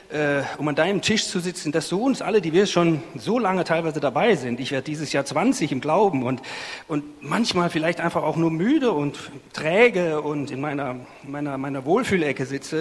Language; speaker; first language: German; native; German